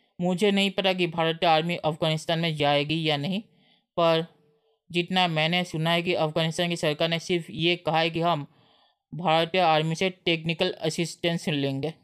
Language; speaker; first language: Hindi; native; Hindi